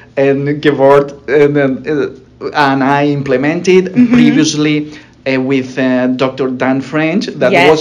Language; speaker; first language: English; non-native, fluent; Spanish